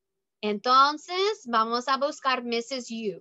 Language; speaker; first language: Spanish; non-native, learner; English